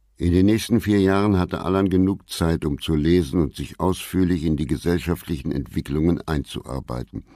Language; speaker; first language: German; native; German